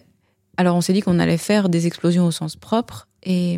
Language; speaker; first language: French; native; French